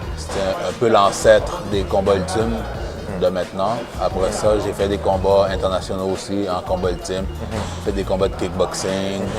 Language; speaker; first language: French; early bilingual, other home language; Haitian Creole